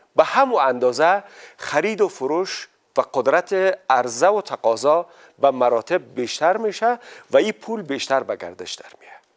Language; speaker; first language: Persian; native; Persian